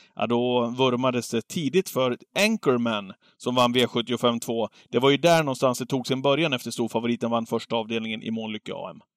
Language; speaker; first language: Swedish; native; Swedish